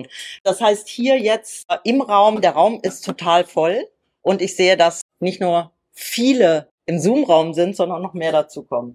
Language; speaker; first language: German; native; German